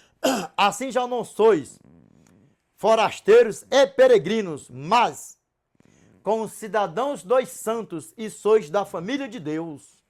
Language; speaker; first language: Portuguese; native; Portuguese